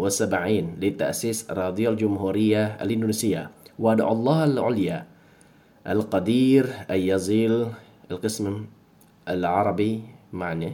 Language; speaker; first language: Arabic; non-native, fluent; Indonesian